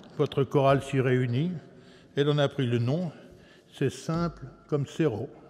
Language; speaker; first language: French; native; French